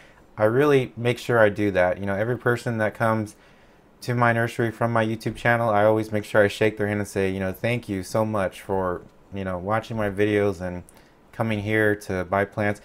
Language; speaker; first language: English; native; English